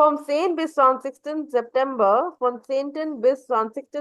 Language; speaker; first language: German; non-native, fluent; Urdu